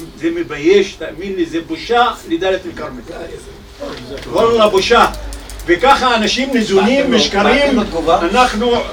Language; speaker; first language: Hebrew; non-native, local second language; Arabic